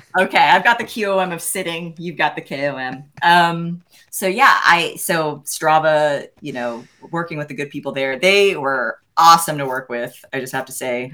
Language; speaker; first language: English; native; English